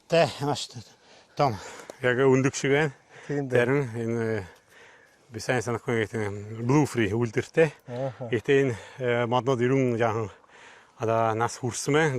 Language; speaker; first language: Mongolian; non-native, fluent; Hungarian